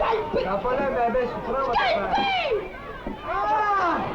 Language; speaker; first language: French; native; French